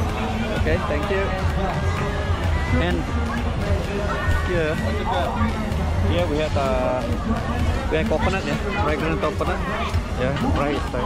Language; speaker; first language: English; non-native, local second language; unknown